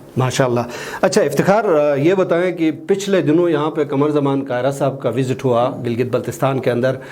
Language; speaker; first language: Urdu; non-native, local second language; Shina